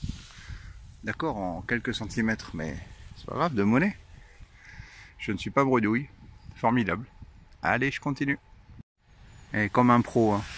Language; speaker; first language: French; native; French